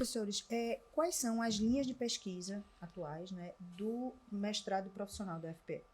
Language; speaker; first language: Portuguese; native; Portuguese